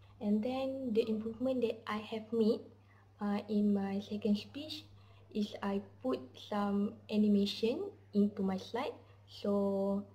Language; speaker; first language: English; non-native, learner; Malay